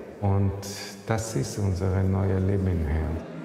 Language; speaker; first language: German; non-native, learner; Hebrew